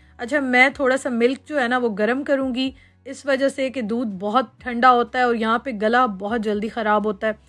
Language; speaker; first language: Urdu; native; Urdu